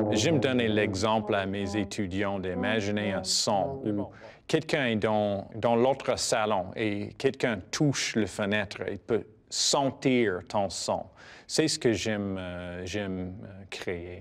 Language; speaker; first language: French; non-native, fluent; English